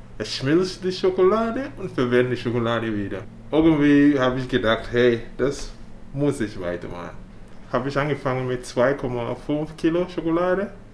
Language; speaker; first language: German; non-native, fluent; English